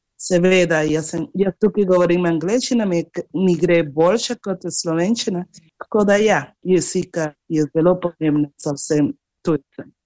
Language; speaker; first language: Slovenian; non-native, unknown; Spanish